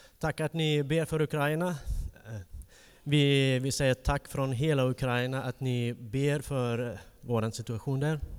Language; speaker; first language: Swedish; non-native, fluent; Ukrainian